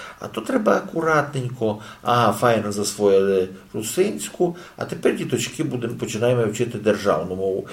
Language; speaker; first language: Ukrainian; non-native, local second language; Rusyn